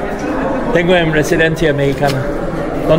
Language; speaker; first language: Spanish; non-native, learner; English